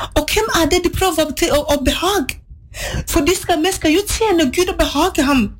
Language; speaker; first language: Norwegian; non-native, fluent; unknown